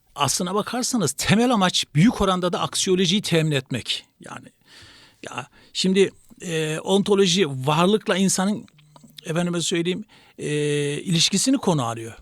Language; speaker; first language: Turkish; native; Turkish